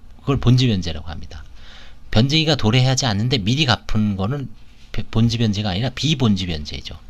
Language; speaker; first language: Korean; native; Korean